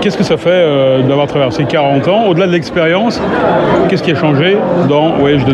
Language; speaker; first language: French; native; French